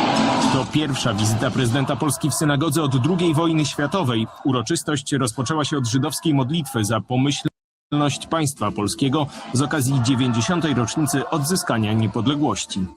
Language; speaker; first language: Polish; native; Polish